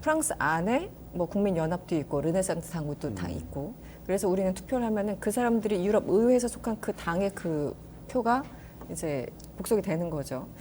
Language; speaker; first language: Korean; native; Korean